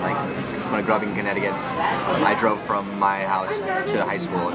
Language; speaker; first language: English; early bilingual, other home language; Hebrew